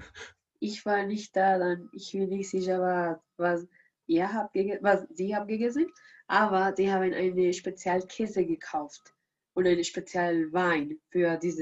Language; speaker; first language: German; non-native, learner; Spanish